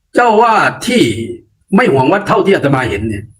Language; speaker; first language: Thai; native; Thai